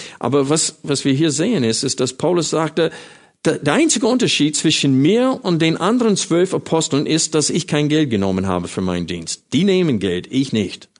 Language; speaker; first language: German; non-native, fluent; English